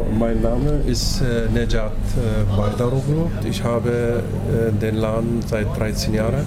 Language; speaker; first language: German; non-native, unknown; Turkish